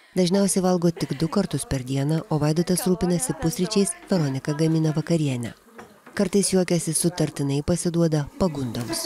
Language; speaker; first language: Lithuanian; native; Lithuanian